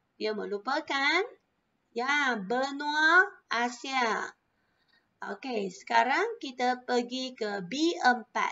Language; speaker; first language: Malay; non-native, local second language; Chinese